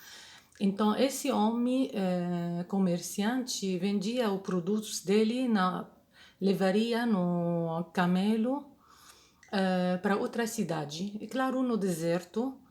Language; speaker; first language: Portuguese; non-native, fluent; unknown